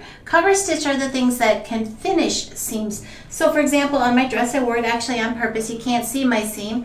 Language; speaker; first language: English; native; English